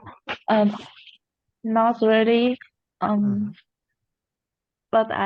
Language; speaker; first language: English; non-native, learner; Vietnamese